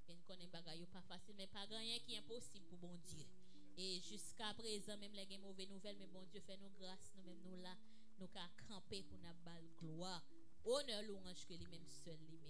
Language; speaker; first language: French; non-native, local second language; Haitian Creole